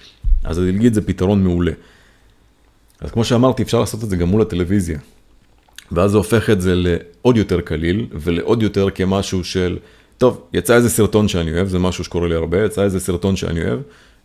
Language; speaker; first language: Hebrew; native; Hebrew